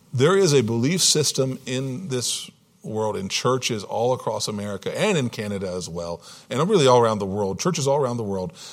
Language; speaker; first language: English; native; English